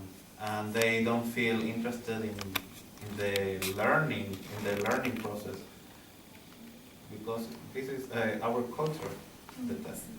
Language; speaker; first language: English; non-native, learner; Spanish